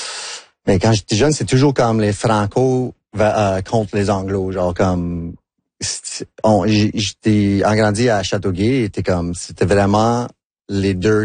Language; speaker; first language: French; non-native, local second language; English